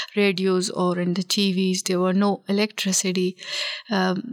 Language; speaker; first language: English; non-native, local second language; Pashto